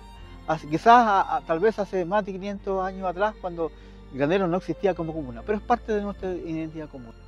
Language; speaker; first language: Spanish; native; Spanish